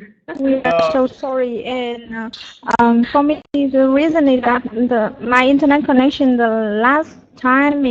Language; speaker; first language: English; non-native, learner; Vietnamese